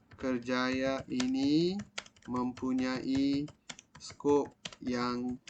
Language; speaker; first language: Malay; non-native, local second language; Tamil